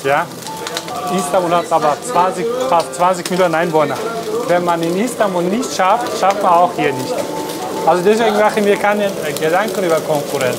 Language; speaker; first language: German; non-native, fluent; Turkish